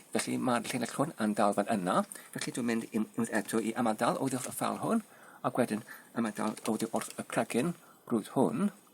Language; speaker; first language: Welsh; non-native, learner; Polish